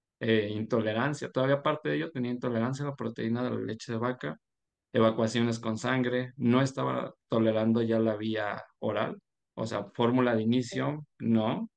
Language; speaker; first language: Spanish; native; Spanish